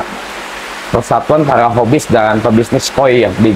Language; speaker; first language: Indonesian; native; Indonesian